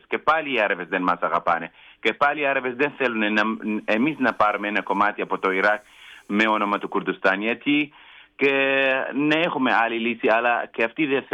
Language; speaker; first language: Greek; non-native, learner; Kurdish